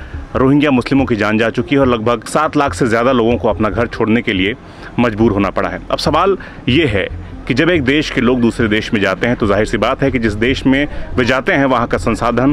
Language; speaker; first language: Hindi; native; Hindi